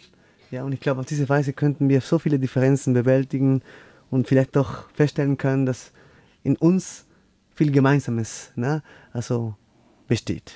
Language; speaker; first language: German; non-native, fluent; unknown